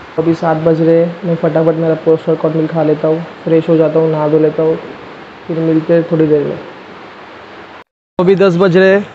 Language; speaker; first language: Hindi; non-native, local second language; Marathi